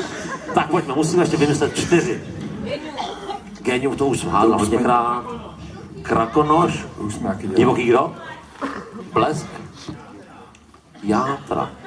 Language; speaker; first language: Czech; native; Czech